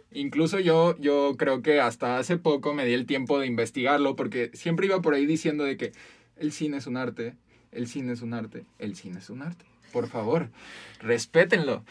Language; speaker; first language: Spanish; native; Spanish